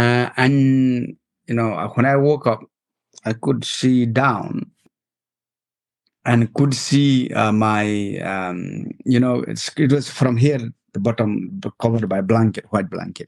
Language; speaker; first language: English; non-native, local second language; Nepali